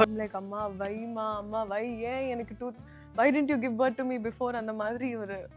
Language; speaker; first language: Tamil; non-native, learner; Telugu